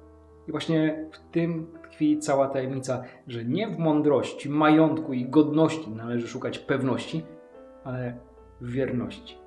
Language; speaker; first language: Polish; native; Polish